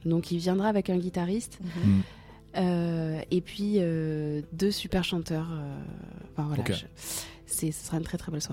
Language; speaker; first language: French; native; French